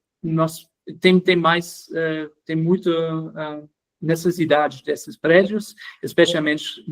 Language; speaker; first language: Portuguese; non-native, fluent; German